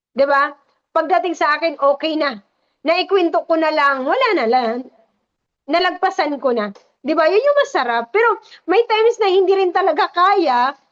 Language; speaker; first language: Filipino; non-native, local second language; Cebuano